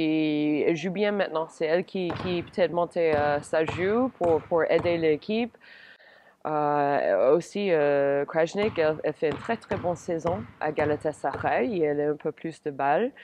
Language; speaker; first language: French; non-native, learner; English